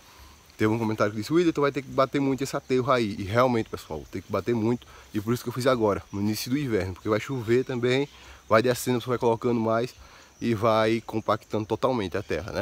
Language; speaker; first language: Portuguese; native; Portuguese